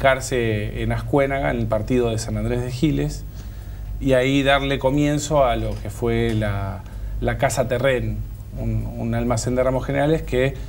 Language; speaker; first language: Spanish; native; Spanish